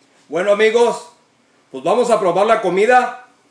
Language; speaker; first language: Spanish; native; Spanish